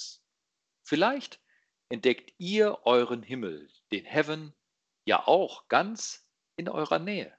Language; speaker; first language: German; native; German